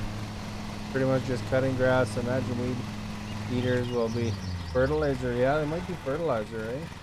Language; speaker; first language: English; native; English